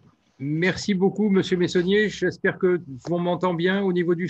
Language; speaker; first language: French; native; French